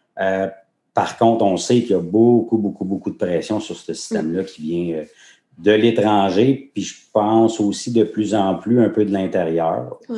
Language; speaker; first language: French; native; French